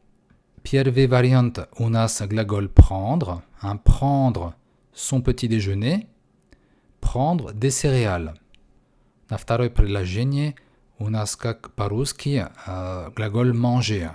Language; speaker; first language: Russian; non-native, fluent; French